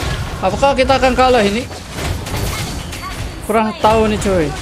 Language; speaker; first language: Indonesian; native; Indonesian